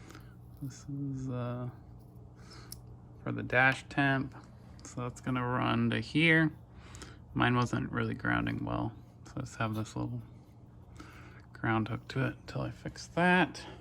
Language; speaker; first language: English; native; English